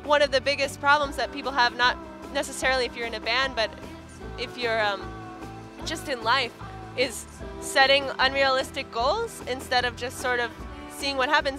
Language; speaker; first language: English; native; English